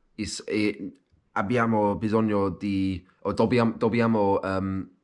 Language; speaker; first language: Italian; non-native, learner; English